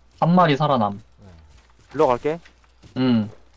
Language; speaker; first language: Korean; native; Korean